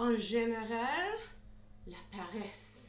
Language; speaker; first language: French; non-native, fluent; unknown